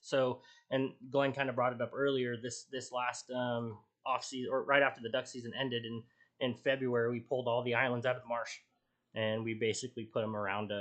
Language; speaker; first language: English; native; English